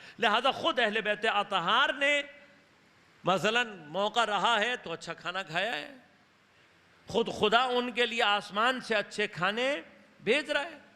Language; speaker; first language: Urdu; native; Urdu